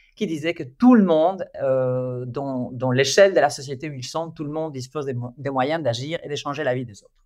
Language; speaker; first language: French; non-native, fluent; Spanish